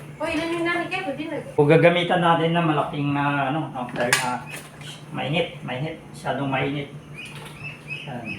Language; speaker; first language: Filipino; native; Filipino